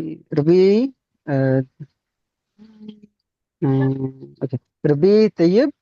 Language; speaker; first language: Arabic; non-native, learner; Urdu